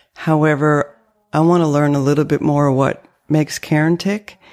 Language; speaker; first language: English; early bilingual, other home language; French